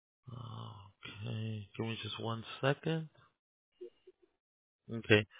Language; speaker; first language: English; early bilingual, other home language; Spanish